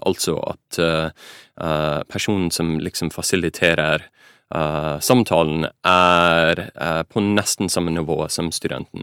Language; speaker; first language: Norwegian; non-native, fluent; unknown